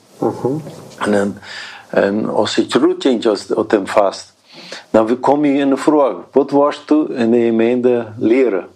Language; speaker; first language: German; early bilingual, heritage; Plautdietsch